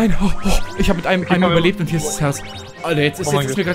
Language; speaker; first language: German; native; German